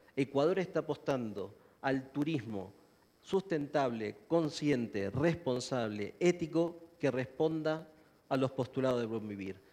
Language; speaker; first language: Spanish; native; Spanish